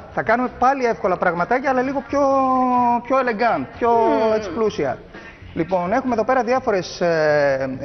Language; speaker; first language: Greek; native; Greek